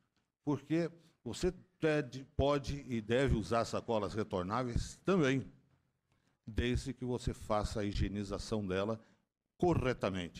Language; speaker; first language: Portuguese; native; Portuguese